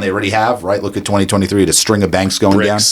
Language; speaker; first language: English; native; English